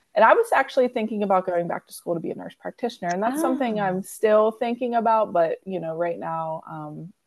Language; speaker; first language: English; native; English